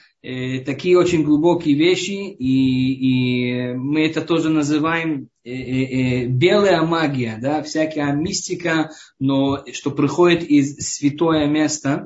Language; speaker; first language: Russian; early bilingual, heritage; Hebrew